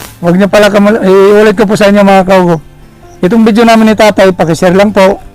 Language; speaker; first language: Filipino; non-native, local second language; Waray